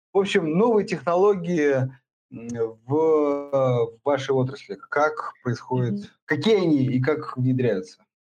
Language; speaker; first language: Russian; native; Russian